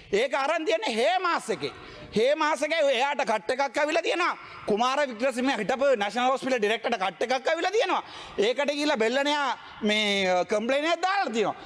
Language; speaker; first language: Sinhala; non-native, local second language; Tamil